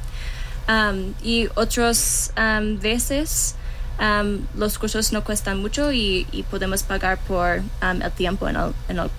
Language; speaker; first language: Spanish; non-native, learner; English